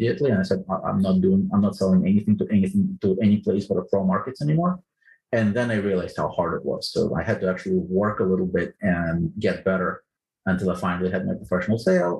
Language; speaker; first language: English; non-native, fluent; Ukrainian